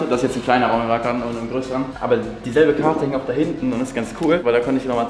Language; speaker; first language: German; native; German